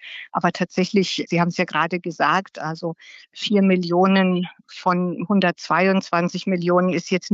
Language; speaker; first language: German; native; German